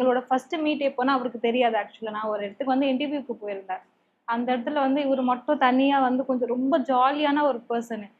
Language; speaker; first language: Tamil; non-native, fluent; Nepali